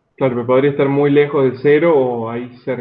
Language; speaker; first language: Spanish; native; Spanish